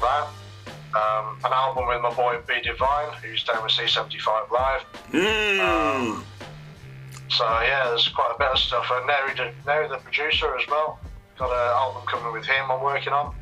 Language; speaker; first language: English; native; English